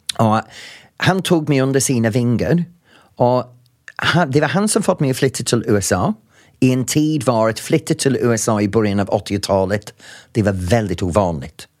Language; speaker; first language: Swedish; non-native, fluent; English